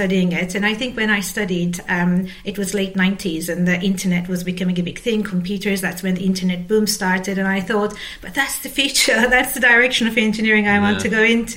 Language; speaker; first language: English; non-native, fluent; Turkish